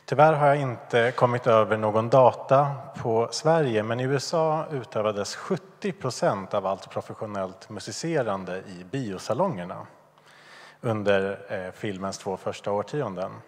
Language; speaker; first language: Swedish; native; Swedish